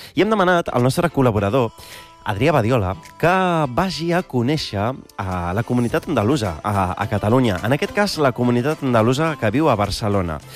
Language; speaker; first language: Catalan; early bilingual, other home language; Arabic